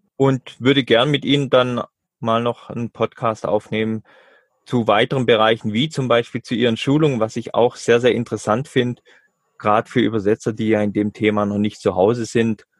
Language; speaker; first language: German; native; German